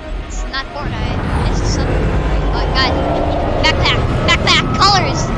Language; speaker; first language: English; native; English